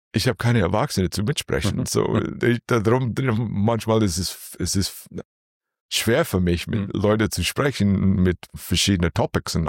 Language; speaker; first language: German; non-native, learner; English